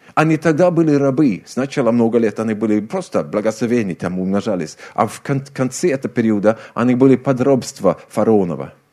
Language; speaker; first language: Russian; non-native, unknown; Swedish